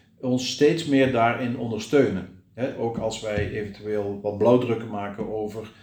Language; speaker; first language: Dutch; native; Dutch